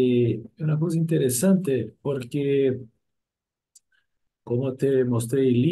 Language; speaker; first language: Spanish; non-native, fluent; Portuguese